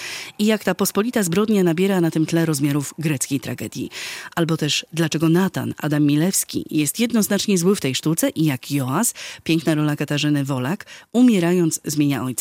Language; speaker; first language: Polish; native; Polish